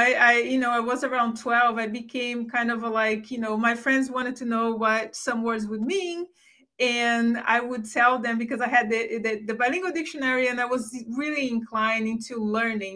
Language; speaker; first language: English; non-native, fluent; Portuguese